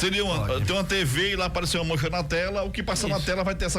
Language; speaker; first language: Portuguese; native; Portuguese